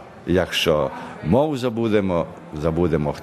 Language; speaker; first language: Ukrainian; early bilingual, heritage; Ukrainian